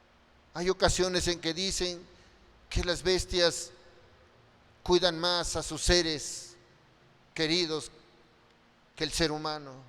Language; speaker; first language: Spanish; native; Spanish